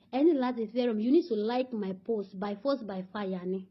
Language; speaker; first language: English; non-native, local second language; Yoruba